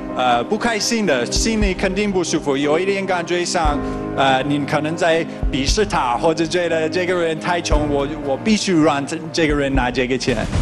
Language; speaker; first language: Chinese; non-native, fluent; English